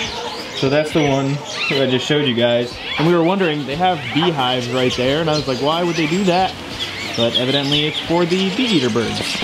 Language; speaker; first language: English; native; English